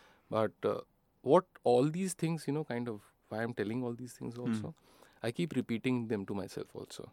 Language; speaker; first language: English; non-native, local second language; Hindi